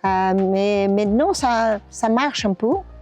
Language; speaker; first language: French; non-native, learner; Spanish